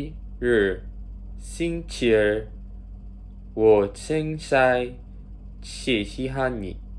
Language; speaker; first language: Chinese; non-native, learner; Indonesian